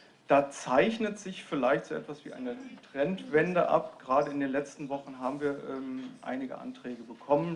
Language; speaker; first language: German; native; German